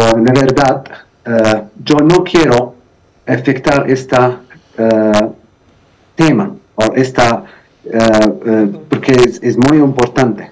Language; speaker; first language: Spanish; non-native, learner; Arabic